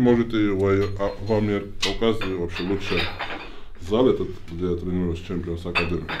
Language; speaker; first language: Russian; non-native, fluent; Georgian